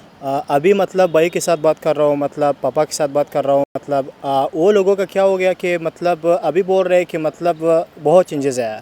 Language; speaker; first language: Hindi; non-native, learner; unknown